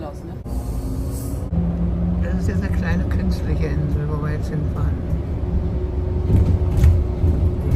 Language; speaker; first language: German; native; German